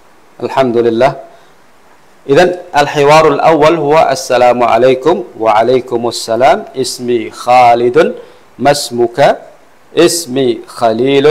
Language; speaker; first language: Arabic; non-native, fluent; Western Cham